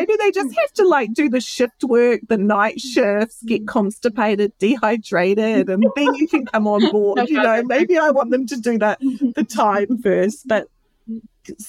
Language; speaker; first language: English; native; English